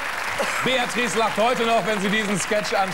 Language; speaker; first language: German; native; German